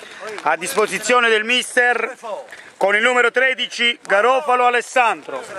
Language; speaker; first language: Italian; native; Italian